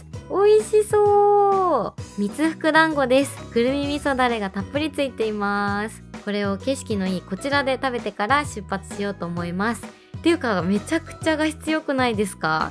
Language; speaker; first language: Japanese; native; Japanese